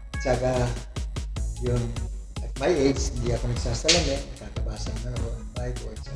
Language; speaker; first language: Filipino; native; Filipino